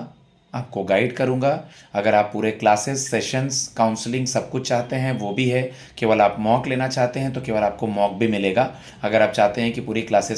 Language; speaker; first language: Hindi; native; Hindi